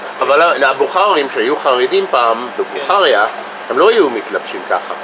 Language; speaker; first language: Hebrew; non-native, fluent; English